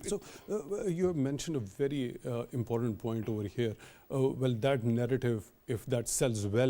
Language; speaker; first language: English; non-native, local second language; Urdu